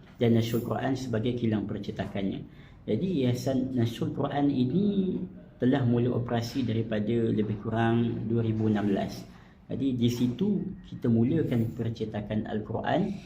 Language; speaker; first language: Malay; native; Malay